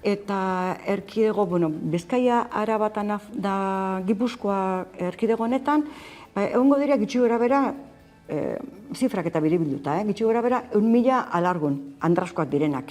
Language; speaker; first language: Basque; native; Basque